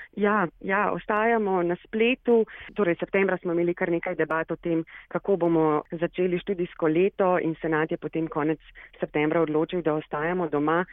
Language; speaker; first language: Slovenian; native; Slovenian